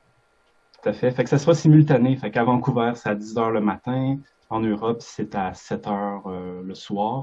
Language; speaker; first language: French; native; French